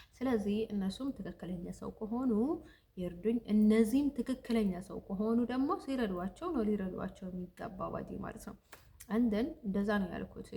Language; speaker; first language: Amharic; early bilingual, heritage; Amharic